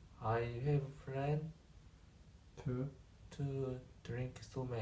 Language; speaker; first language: English; non-native, learner; Korean